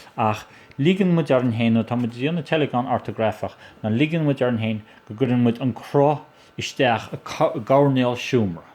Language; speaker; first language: Irish; native; Irish